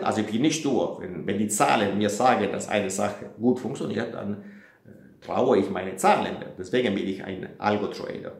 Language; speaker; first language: German; non-native, fluent; Italian